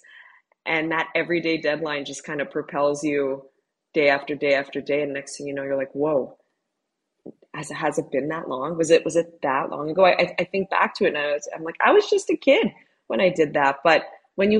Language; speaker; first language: English; native; English